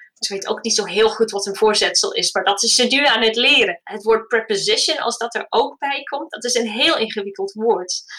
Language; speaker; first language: Dutch; non-native, fluent; English